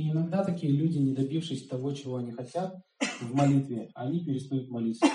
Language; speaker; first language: Russian; native; Russian